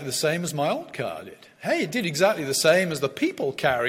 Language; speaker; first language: English; native; English